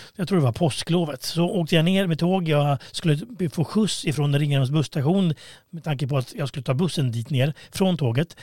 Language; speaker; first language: Swedish; native; Swedish